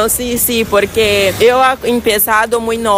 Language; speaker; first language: Spanish; non-native, fluent; Portuguese